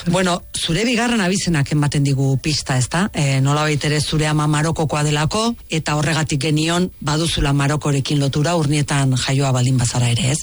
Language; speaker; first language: Basque; native; Basque